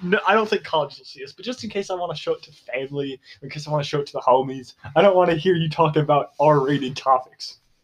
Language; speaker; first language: English; native; English